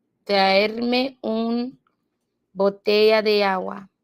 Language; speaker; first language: Spanish; non-native, learner; English